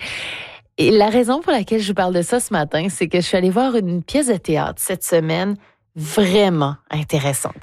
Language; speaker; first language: French; native; French